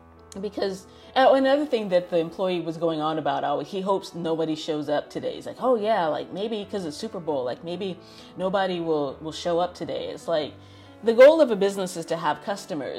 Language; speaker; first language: English; native; English